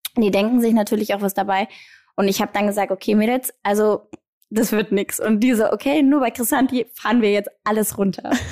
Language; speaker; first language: German; early bilingual, other home language; Greek